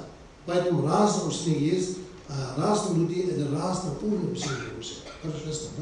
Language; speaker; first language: Russian; non-native, learner; Tibetan